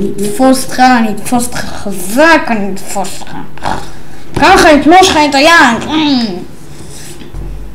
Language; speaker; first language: Hebrew; native; Hebrew